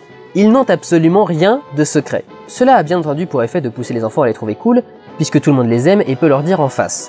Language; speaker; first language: French; native; French